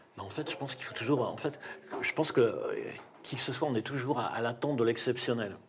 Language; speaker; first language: French; native; French